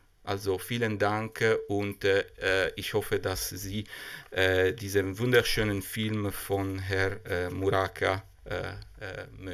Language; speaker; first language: German; non-native, fluent; Italian